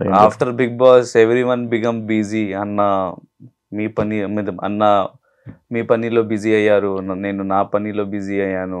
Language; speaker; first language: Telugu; non-native, fluent; Urdu